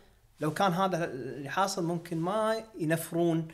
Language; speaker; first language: Arabic; native; Arabic